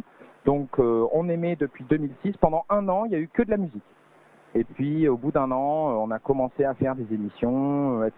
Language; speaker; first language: French; native; French